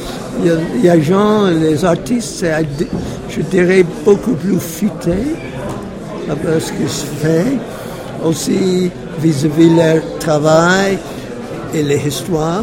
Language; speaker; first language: French; non-native, fluent; English